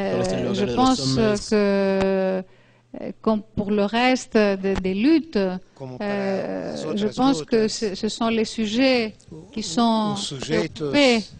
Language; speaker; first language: French; non-native, fluent; Greek